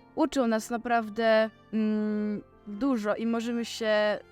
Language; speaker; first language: Polish; native; Polish